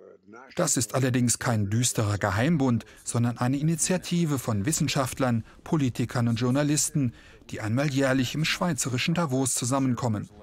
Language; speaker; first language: German; native; German